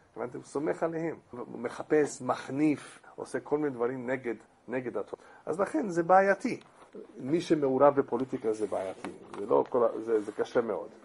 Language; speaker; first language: Hebrew; non-native, fluent; English